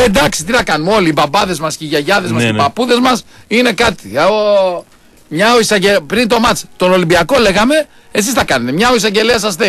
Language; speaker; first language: Greek; native; Greek